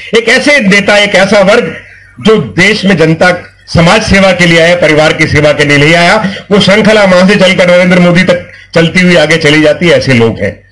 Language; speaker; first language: Hindi; native; Hindi